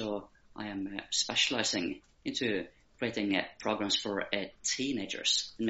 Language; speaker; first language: English; native; English